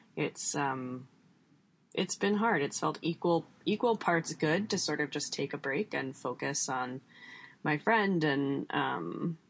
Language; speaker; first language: English; native; English